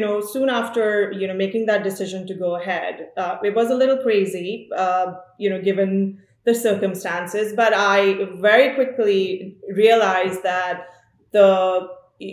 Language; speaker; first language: English; non-native, local second language; Punjabi